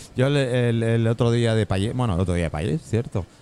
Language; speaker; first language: Spanish; non-native, fluent; English